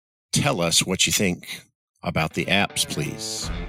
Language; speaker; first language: English; native; English